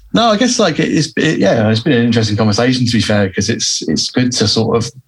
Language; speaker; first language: English; native; English